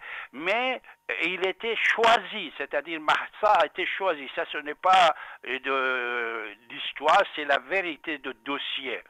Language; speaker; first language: French; non-native, fluent; Persian